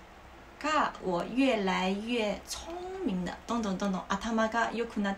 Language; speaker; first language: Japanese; non-native, learner; Chinese